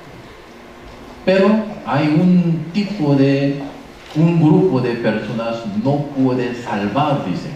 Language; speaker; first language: Spanish; non-native, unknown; Korean